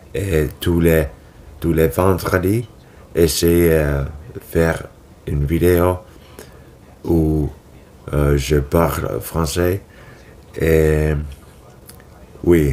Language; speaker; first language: French; non-native, learner; Finnish